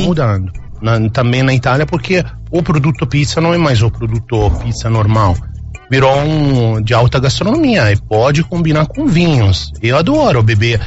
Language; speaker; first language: Portuguese; non-native, fluent; Italian